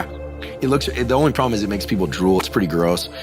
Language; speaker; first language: English; native; English